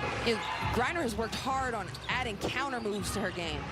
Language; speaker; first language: English; native; English